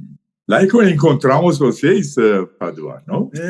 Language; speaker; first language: Portuguese; non-native, learner; Persian